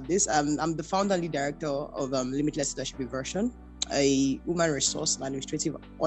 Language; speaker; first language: English; non-native, local second language; Yoruba